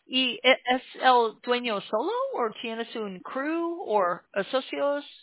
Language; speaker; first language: Spanish; non-native, learner; English